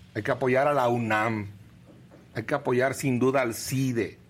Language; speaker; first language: Spanish; native; Spanish